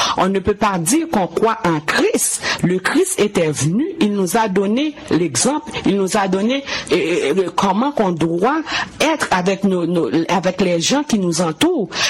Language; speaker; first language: French; non-native, local second language; Haitian Creole